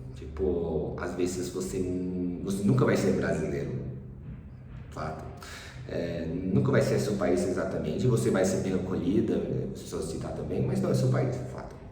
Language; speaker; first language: Portuguese; early bilingual, other home language; English